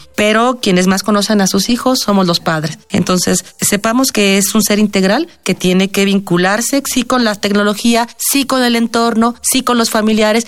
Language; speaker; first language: Spanish; native; Spanish